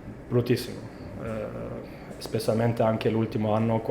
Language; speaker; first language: Italian; non-native, fluent; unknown